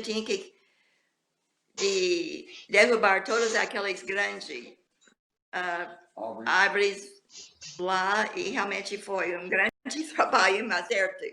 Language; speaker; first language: Portuguese; non-native, fluent; English